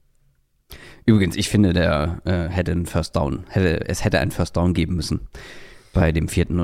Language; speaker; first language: German; native; German